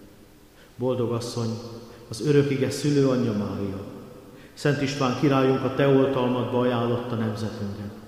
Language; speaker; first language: Hungarian; native; Hungarian